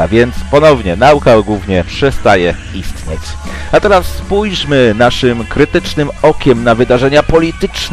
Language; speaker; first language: Polish; native; Polish